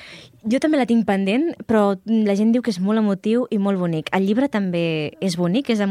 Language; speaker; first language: Catalan; native; Catalan